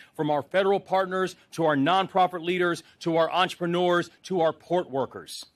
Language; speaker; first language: English; native; English